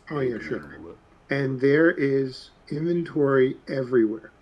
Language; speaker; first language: English; native; English